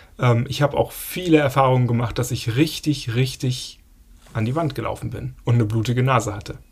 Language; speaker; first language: German; native; German